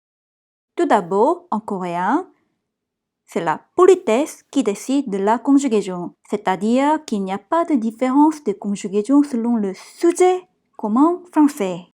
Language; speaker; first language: French; non-native, fluent; Korean